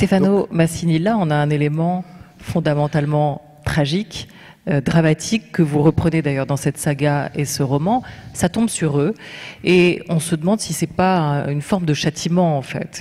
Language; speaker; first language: French; native; French